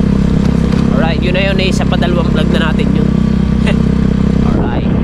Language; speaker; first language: Filipino; native; Filipino